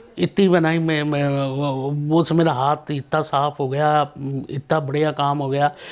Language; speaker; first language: Hindi; native; Hindi